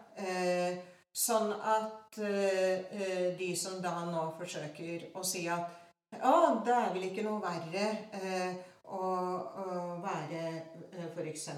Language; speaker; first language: Norwegian; early bilingual, other home language; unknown